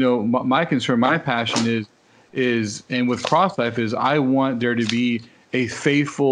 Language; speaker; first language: English; native; English